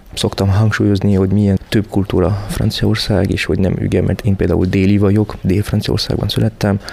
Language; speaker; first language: Hungarian; non-native, fluent; French